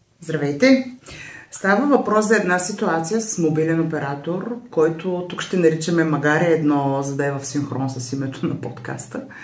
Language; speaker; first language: Bulgarian; native; Bulgarian